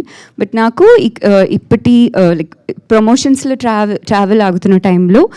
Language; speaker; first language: Telugu; non-native, learner; Tamil